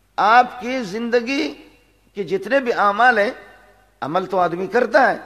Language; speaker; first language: Urdu; non-native, local second language; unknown